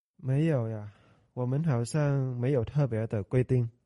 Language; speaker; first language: Chinese; non-native, learner; Vietnamese